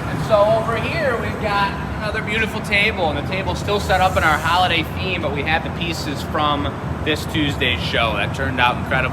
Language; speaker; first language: English; native; English